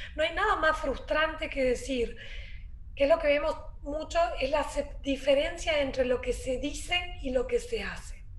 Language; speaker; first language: Spanish; native; Spanish